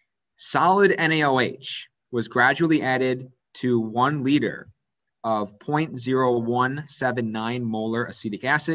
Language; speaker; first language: English; native; English